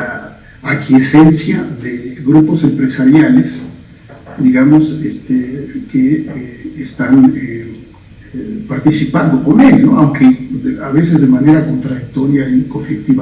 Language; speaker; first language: Spanish; native; Spanish